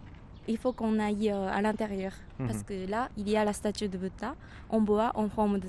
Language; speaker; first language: French; non-native, fluent; Japanese